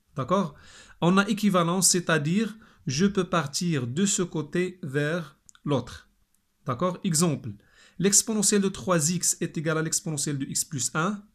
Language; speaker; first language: French; non-native, local second language; Arabic